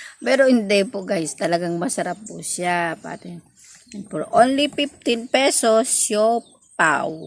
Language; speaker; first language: Filipino; native; Filipino